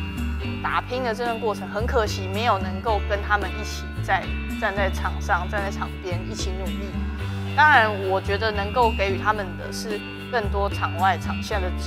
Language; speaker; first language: Chinese; native; Chinese